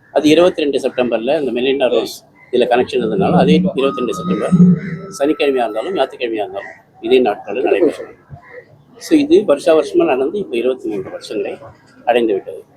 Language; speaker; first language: Tamil; native; Tamil